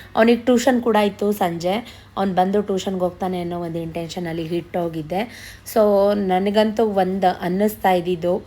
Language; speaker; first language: Kannada; native; Kannada